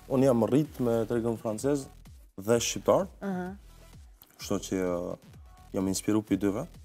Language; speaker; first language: Albanian; early bilingual, heritage; Albanian